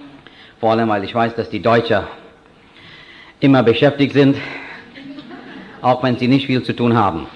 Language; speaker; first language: German; non-native, fluent; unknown